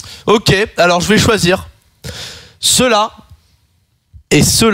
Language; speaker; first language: French; native; French